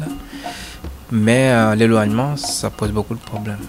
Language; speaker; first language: French; non-native, local second language; Fula